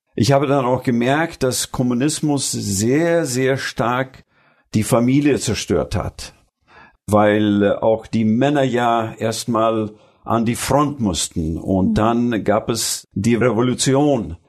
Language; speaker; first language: German; early bilingual, other home language; Russian